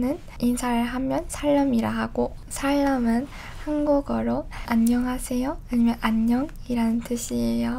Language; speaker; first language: Korean; early bilingual, other home language; Persian